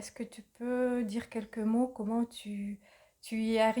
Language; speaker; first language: French; non-native, fluent; Russian